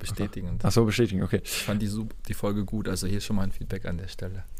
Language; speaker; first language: German; native; German